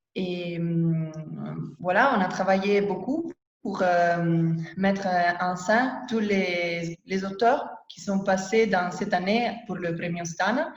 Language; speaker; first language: French; non-native, fluent; Italian